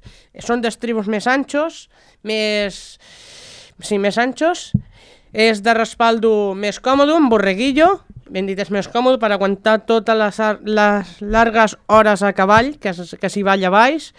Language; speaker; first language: Catalan; non-native, local second language; Spanish